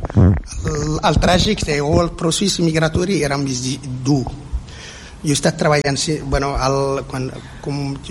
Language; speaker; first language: Catalan; non-native, learner; Central Atlas Tamazight